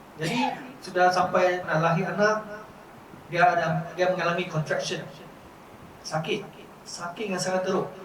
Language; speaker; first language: Malay; non-native, local second language; Chinese